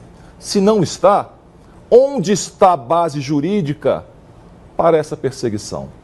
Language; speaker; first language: Portuguese; native; Portuguese